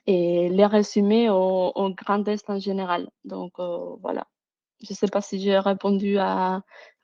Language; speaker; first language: French; non-native, fluent; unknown